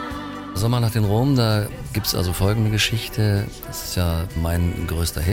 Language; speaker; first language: German; native; German